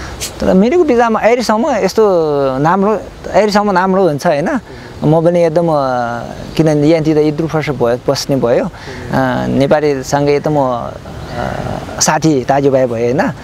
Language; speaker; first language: Nepali; non-native, learner; Chinese